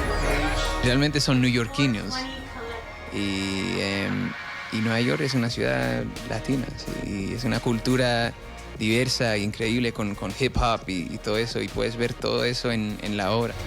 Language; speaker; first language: Spanish; early bilingual, heritage; Spanish